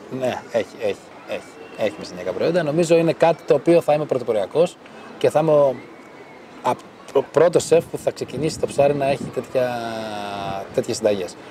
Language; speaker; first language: Greek; native; Greek